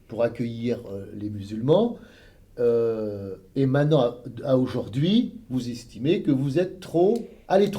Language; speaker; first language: French; native; French